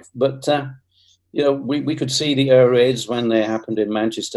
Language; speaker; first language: English; native; English